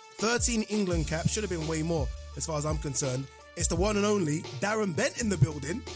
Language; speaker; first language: English; non-native, local second language; Yoruba